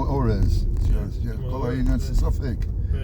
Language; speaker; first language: Hebrew; non-native, fluent; English